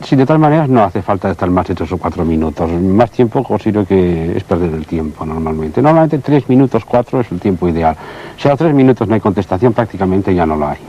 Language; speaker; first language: Spanish; native; Spanish